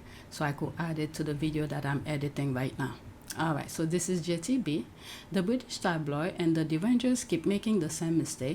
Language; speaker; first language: English; native; English